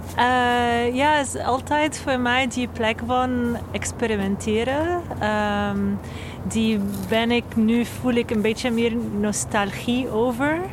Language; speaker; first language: Dutch; non-native, learner; Arabic